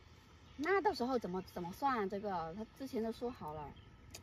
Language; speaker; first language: Chinese; non-native, local second language; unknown